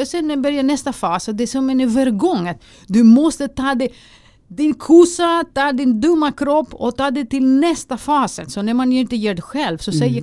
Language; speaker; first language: Swedish; non-native, fluent; Greek